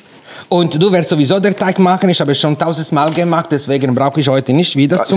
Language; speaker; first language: German; non-native, fluent; Italian